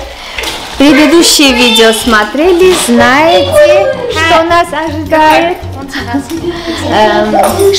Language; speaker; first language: Russian; non-native, fluent; Armenian